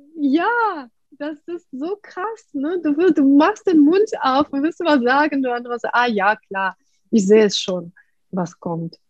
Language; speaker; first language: German; non-native, fluent; Russian